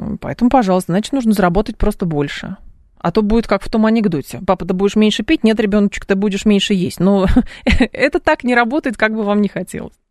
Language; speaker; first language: Russian; native; Russian